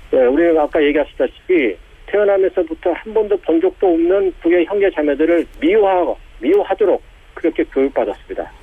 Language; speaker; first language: Korean; native; Korean